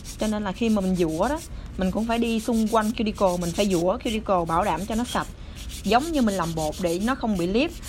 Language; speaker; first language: Vietnamese; early bilingual, other home language; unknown